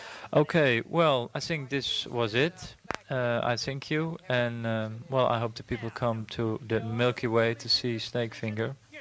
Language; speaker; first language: English; non-native, fluent; Dutch